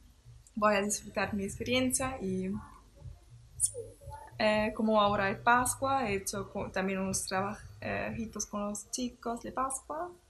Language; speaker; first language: Spanish; non-native, fluent; German